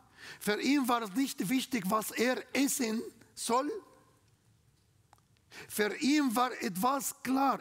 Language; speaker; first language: German; non-native, fluent; Arabic